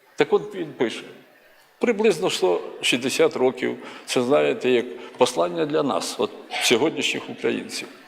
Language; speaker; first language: Ukrainian; native; Ukrainian